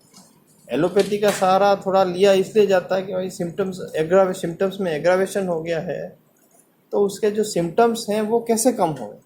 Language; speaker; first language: Hindi; native; Hindi